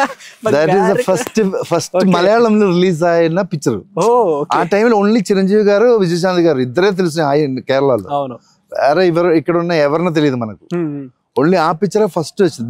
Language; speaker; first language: Telugu; non-native, learner; Malayalam